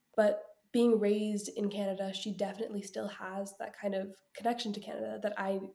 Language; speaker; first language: English; early bilingual, other home language; Ukrainian